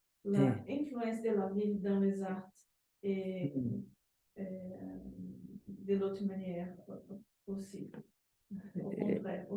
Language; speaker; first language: French; non-native, learner; Portuguese